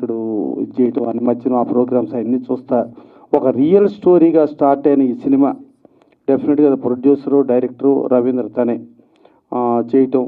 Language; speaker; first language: Telugu; native; Telugu